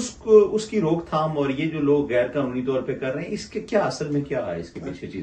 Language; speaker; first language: Hindi; native; Hindi